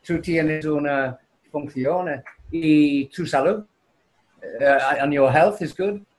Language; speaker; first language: Spanish; non-native, learner; English